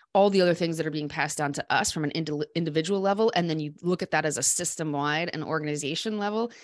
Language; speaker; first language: English; native; English